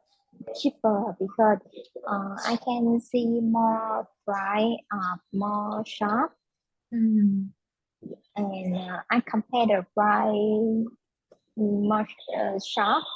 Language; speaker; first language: English; non-native, learner; Vietnamese